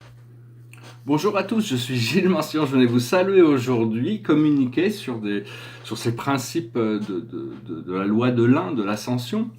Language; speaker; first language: French; native; French